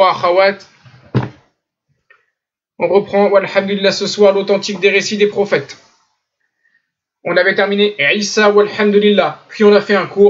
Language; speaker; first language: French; native; French